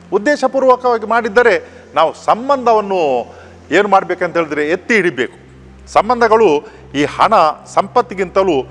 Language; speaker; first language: Kannada; non-native, local second language; Konkani